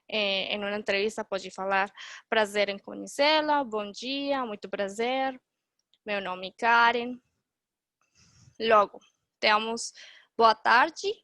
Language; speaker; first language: Portuguese; non-native, fluent; Spanish